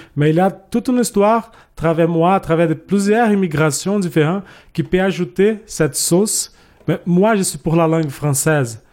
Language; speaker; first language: French; non-native, fluent; Portuguese